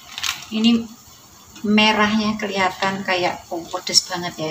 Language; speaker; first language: Indonesian; non-native, local second language; Javanese